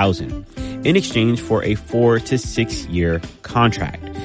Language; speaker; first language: English; native; English